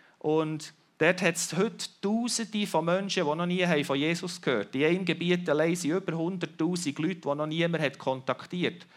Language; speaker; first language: German; native; German